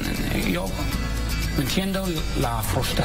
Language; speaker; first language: Spanish; non-native, learner; English